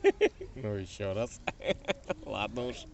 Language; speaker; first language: Russian; native; Russian